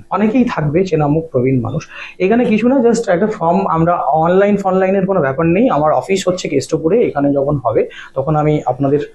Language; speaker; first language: Bangla; native; Bangla